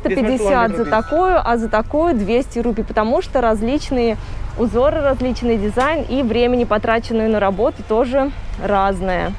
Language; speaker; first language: Russian; native; Russian